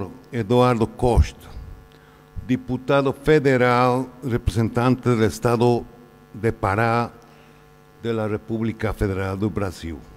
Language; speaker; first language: Portuguese; non-native, learner; Spanish